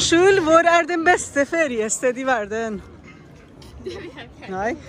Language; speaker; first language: Norwegian; non-native, learner; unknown